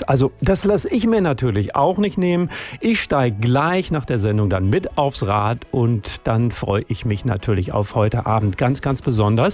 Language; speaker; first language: German; native; German